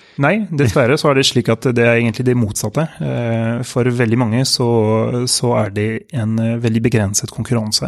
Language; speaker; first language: Norwegian; non-native, fluent; French